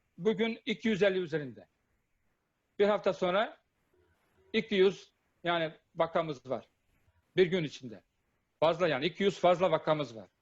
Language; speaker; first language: Turkish; non-native, fluent; Bosnian